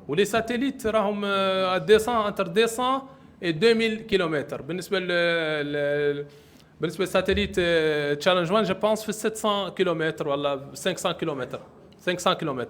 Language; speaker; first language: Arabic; native; Arabic